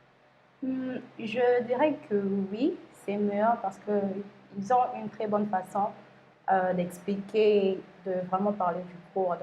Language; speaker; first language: French; non-native, local second language; Lingala